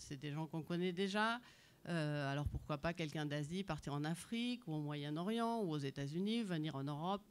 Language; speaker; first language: French; native; French